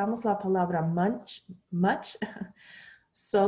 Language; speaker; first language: Spanish; non-native, fluent; English